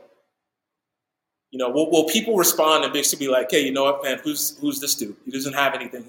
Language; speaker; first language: English; native; English